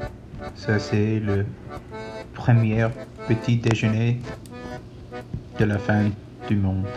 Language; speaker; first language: French; non-native, learner; English